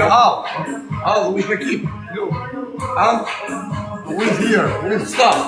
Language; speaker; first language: English; non-native, learner; Albanian